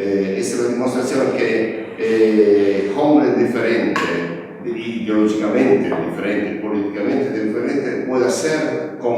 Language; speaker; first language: Spanish; non-native, learner; Italian